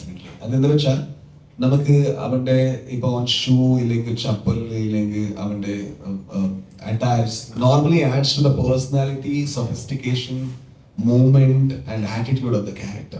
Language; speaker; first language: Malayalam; non-native, learner; Kannada